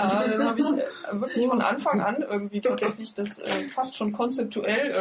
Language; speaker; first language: German; native; German